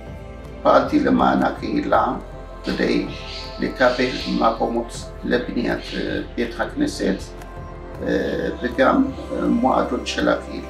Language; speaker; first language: Hebrew; non-native, fluent; Amharic